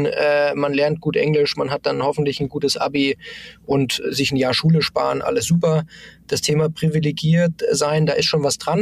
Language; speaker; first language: German; native; German